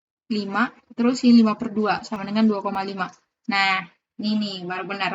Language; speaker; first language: Indonesian; native; Indonesian